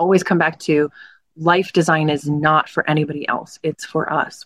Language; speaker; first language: English; native; English